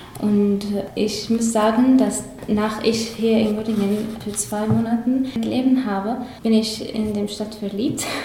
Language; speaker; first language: German; non-native, learner; Arabic